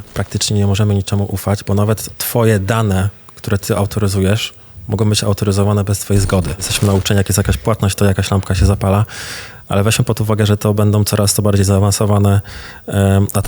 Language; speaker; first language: Polish; native; Polish